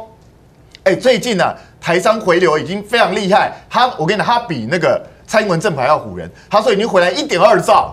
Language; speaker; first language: Chinese; native; Chinese